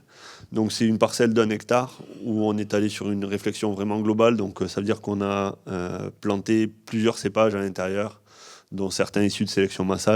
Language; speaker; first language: French; native; French